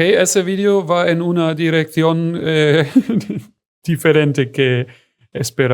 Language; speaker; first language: Spanish; non-native, fluent; German